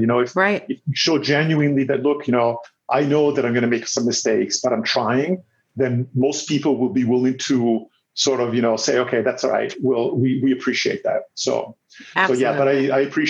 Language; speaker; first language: English; non-native, fluent; Italian